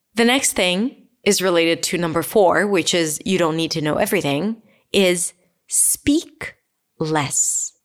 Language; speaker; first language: English; non-native, fluent; Hebrew